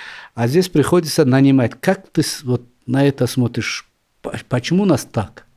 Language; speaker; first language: Russian; non-native, local second language; Tajik